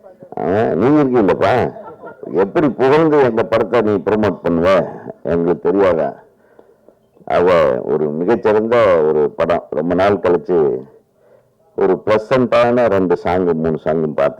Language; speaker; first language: Tamil; native; Tamil